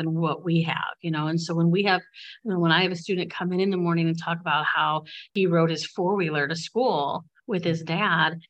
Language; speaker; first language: English; native; English